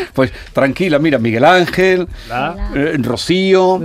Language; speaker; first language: Spanish; native; Spanish